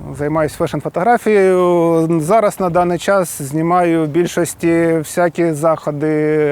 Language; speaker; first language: Ukrainian; non-native, local second language; Russian